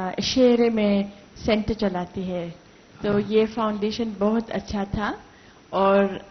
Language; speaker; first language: Hindi; non-native, learner; English